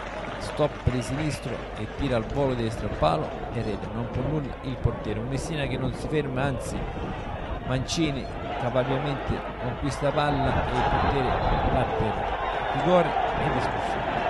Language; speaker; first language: Italian; native; Italian